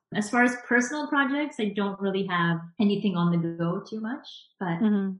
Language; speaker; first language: English; native; English